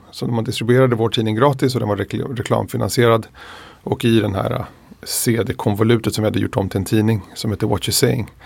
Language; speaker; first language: Swedish; early bilingual, other home language; Spanish